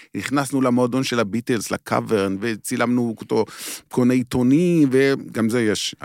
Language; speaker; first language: Hebrew; native; Hebrew